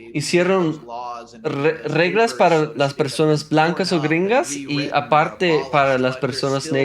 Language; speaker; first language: Spanish; non-native, fluent; English